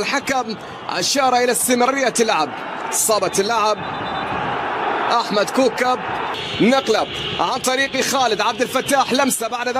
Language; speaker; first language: Arabic; native; Arabic